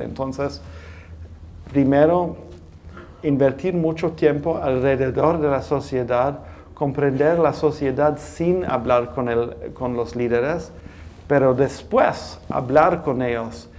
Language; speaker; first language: Spanish; non-native, fluent; English